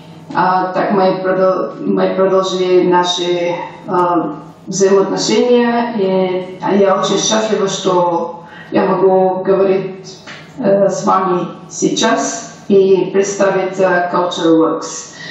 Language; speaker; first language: Russian; non-native, learner; Bulgarian